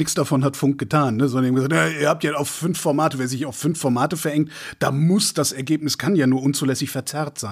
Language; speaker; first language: German; native; German